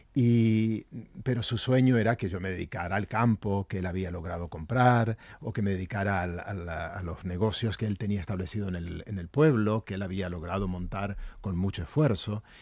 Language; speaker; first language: Spanish; native; Spanish